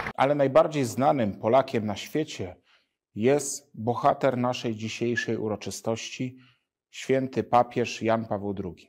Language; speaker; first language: Polish; native; Polish